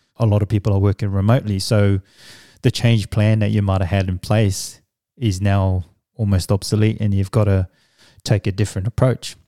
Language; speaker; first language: English; early bilingual, other home language; Samoan